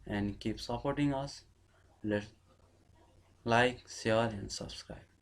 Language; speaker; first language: English; non-native, local second language; Nepali